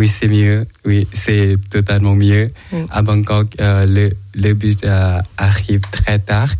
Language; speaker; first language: French; non-native, learner; Thai